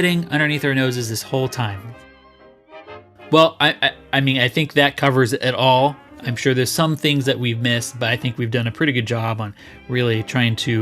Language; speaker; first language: English; native; English